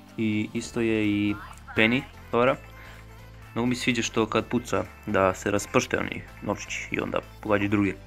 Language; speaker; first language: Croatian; early bilingual, heritage; Croatian